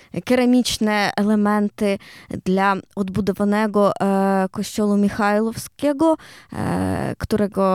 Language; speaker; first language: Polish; non-native, learner; Ukrainian